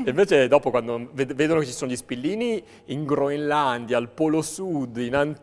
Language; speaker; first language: Italian; native; Italian